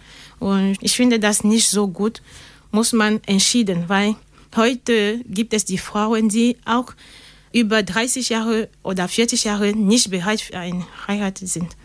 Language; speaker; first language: German; non-native, learner; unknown